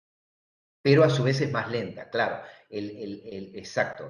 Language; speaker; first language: Spanish; native; Spanish